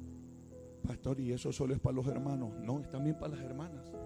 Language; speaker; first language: Spanish; native; Spanish